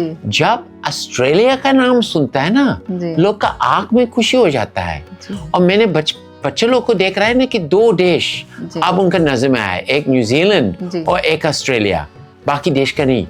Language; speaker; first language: Hindi; non-native, fluent; English